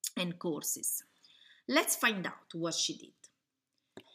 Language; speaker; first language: English; non-native, fluent; Italian